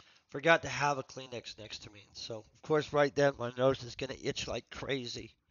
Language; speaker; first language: English; native; English